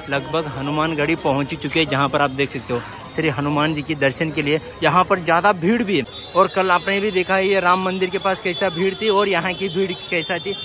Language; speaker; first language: Hindi; non-native, local second language; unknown